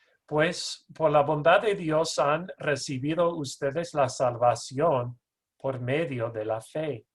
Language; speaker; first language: Spanish; non-native, fluent; English